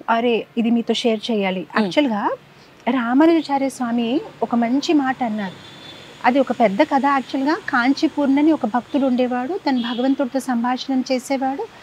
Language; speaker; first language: Telugu; non-native, fluent; Gujarati